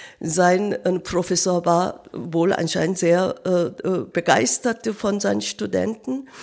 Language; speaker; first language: German; non-native, learner; Korean